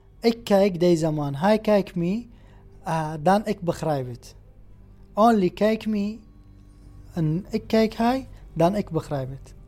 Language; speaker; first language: Dutch; non-native, learner; Arabic